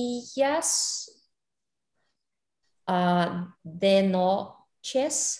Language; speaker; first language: Spanish; non-native, learner; English